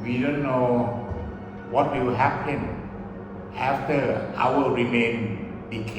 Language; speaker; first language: English; early bilingual, other home language; Thai